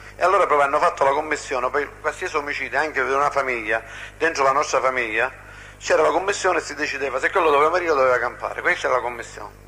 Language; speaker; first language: Italian; non-native, local second language; Sicilian